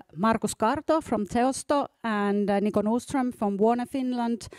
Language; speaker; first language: English; non-native, fluent; Finnish